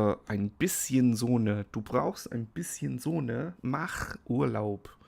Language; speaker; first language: German; non-native, fluent; English